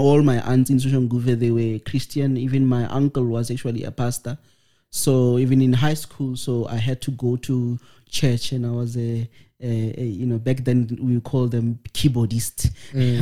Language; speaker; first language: English; non-native, local second language; Northern Sotho